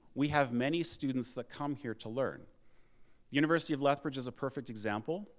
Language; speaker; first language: English; native; English